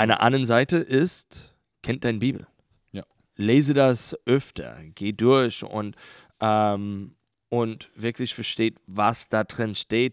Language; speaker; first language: German; non-native, learner; English